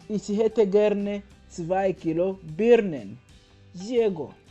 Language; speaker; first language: German; non-native, fluent; Kinyarwanda